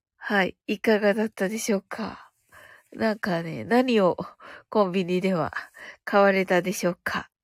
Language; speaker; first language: Japanese; native; Japanese